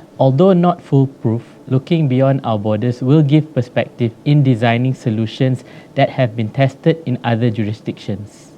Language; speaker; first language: English; non-native, local second language; Malay